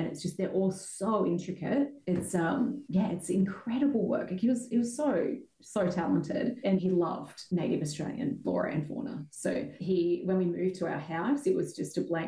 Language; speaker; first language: English; native; English